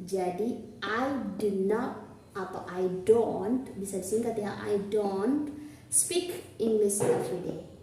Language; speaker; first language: English; non-native, learner; Indonesian